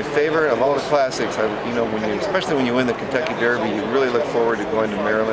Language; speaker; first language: English; native; English